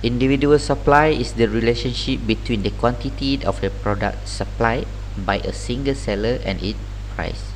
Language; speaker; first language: English; non-native, local second language; Malay